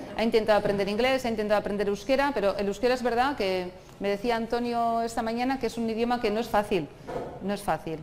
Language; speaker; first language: Spanish; non-native, local second language; Basque